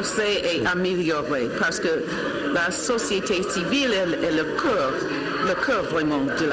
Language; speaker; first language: French; non-native, fluent; English